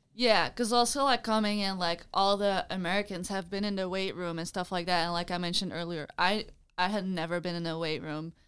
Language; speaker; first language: English; non-native, fluent; Dutch